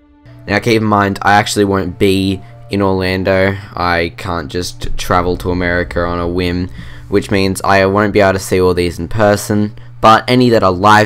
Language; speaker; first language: English; native; English